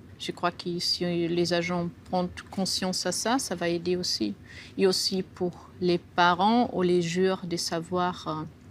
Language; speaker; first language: French; non-native, fluent; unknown